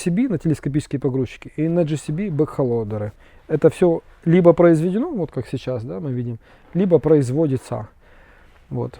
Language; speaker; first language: Russian; native; Russian